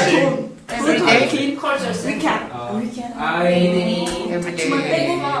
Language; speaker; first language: English; non-native, learner; Korean